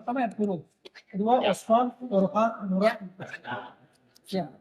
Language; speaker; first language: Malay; non-native, fluent; Turkish